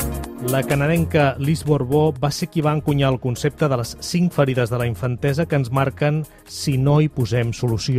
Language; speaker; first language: Catalan; native; Catalan